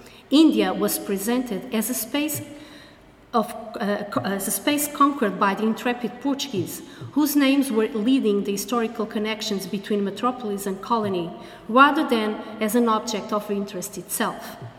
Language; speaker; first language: English; non-native, fluent; Portuguese